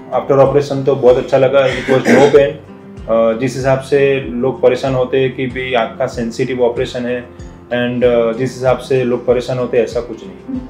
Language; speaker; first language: Hindi; non-native, local second language; Gujarati